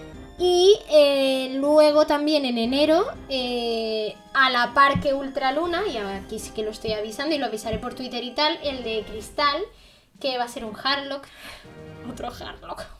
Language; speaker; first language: Spanish; native; Spanish